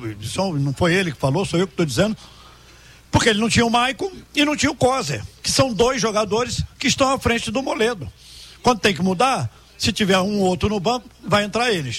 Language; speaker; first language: Portuguese; native; Portuguese